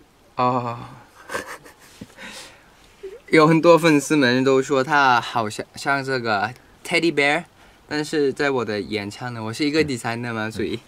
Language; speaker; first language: Chinese; non-native, fluent; Thai